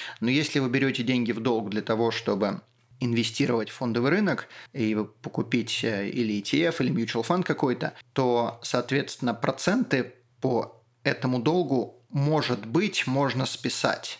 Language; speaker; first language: Russian; native; Russian